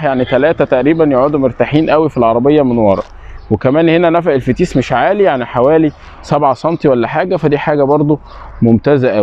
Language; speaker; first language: Arabic; native; Arabic